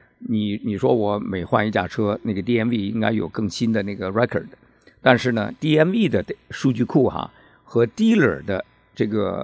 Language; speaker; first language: Chinese; native; Chinese